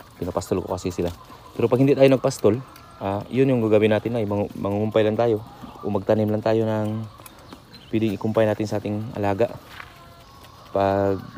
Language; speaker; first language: Filipino; non-native, local second language; Cebuano